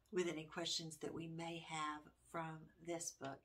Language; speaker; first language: English; native; English